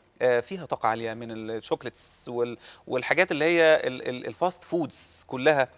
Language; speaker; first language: Arabic; native; Arabic